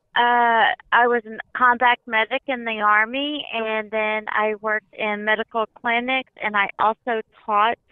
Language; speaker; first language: English; native; English